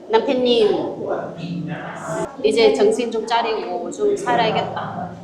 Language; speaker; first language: Korean; non-native, learner; Vietnamese